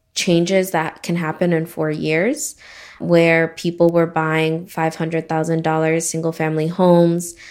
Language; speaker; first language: English; early bilingual, other home language; Spanish